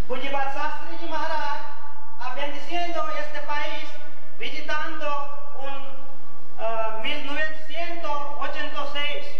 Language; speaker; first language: Spanish; non-native, learner; Gujarati